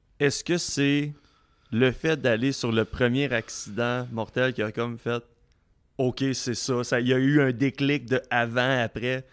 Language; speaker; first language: French; native; French